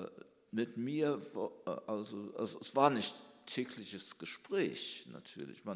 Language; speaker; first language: German; early bilingual, heritage; German